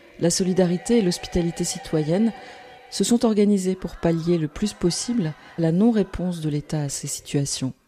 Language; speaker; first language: French; native; French